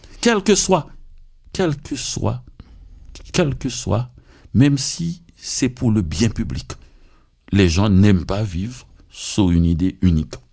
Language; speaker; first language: French; non-native, local second language; Haitian Creole